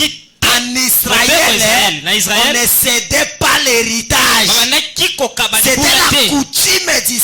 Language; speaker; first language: Haitian Creole; non-native, local second language; Lingala